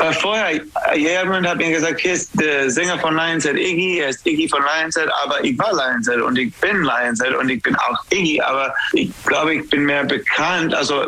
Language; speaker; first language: German; non-native, fluent; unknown